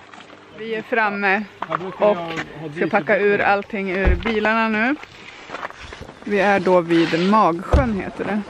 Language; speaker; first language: Swedish; native; Swedish